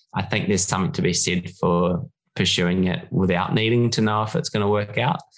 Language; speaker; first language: English; native; English